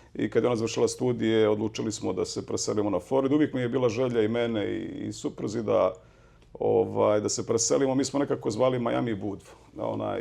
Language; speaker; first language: Serbian; native; Serbian